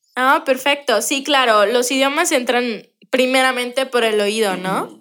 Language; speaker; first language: Spanish; native; Spanish